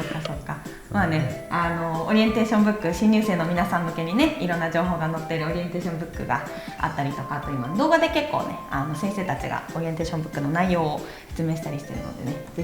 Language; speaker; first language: Japanese; native; Japanese